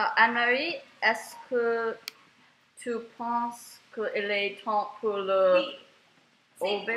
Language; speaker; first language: French; non-native, learner; English